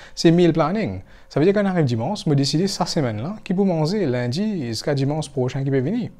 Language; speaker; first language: French; non-native, local second language; Morisyen